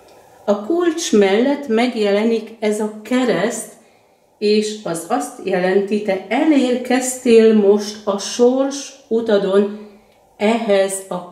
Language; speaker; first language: Hungarian; native; Hungarian